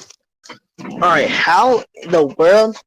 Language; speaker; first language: English; native; English